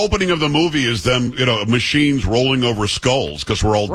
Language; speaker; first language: English; native; English